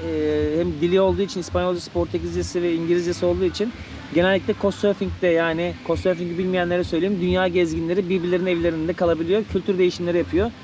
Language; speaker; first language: Turkish; native; Turkish